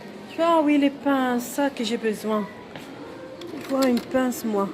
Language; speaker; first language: French; non-native, fluent; Arabic